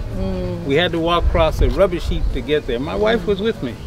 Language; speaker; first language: English; native; English